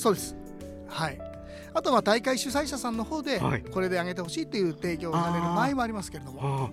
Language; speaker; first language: Japanese; native; Japanese